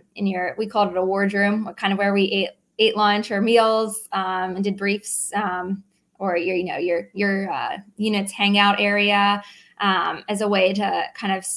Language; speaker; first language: English; native; English